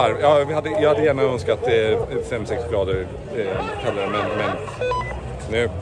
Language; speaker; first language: Swedish; native; Swedish